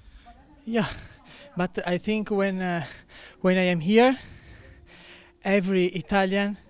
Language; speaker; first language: English; non-native, fluent; Italian